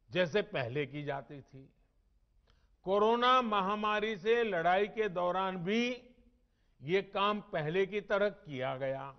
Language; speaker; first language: Hindi; non-native, local second language; Gujarati